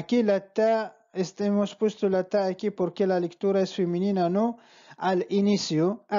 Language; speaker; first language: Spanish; non-native, fluent; Arabic